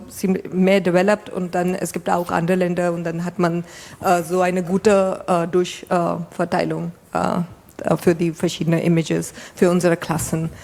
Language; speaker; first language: German; non-native, fluent; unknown